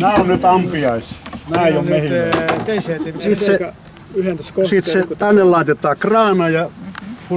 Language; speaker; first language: Finnish; native; Finnish